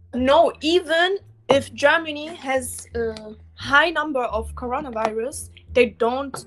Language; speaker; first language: English; non-native, fluent; German